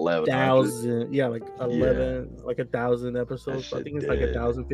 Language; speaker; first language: English; native; English